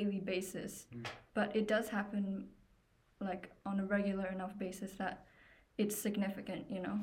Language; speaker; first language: English; native; English